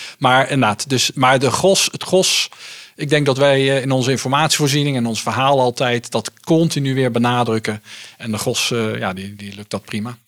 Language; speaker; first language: Dutch; early bilingual, heritage; Dutch